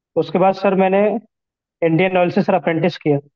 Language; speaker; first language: Hindi; native; Hindi